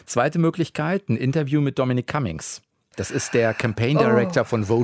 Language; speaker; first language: German; native; German